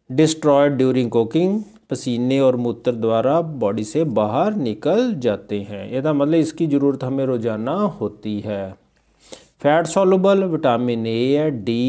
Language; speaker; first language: Hindi; non-native, local second language; Punjabi